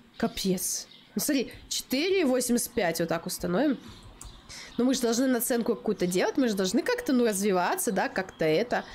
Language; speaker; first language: Russian; native; Russian